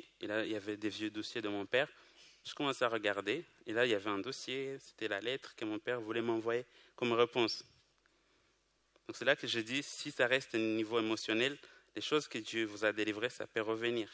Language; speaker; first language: French; non-native, local second language; Kinyarwanda